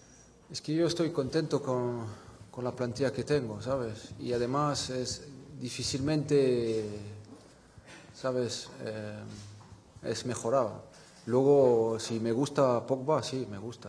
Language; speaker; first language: Spanish; non-native, fluent; French